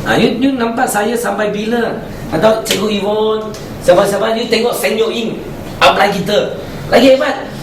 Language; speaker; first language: Malay; non-native, local second language; Chinese